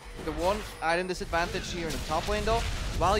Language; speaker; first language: English; native; English